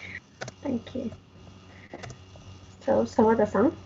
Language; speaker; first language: English; non-native, fluent; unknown